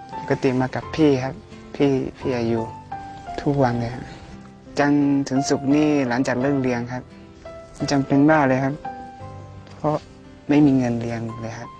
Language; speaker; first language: Thai; non-native, local second language; Akha